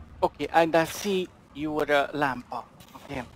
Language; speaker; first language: English; non-native, learner; Hungarian